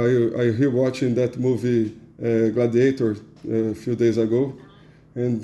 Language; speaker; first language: English; non-native, learner; Portuguese